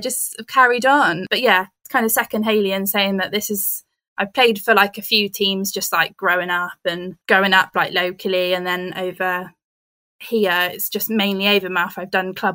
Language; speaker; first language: English; native; English